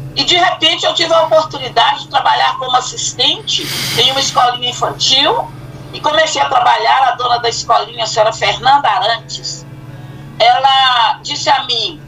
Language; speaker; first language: Portuguese; native; Portuguese